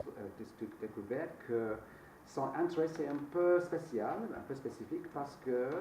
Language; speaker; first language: French; non-native, fluent; English